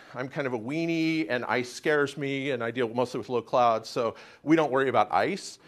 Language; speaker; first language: English; native; English